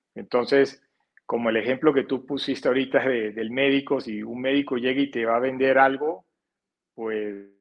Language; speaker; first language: Spanish; native; Spanish